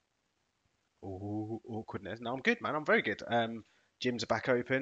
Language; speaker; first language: English; native; English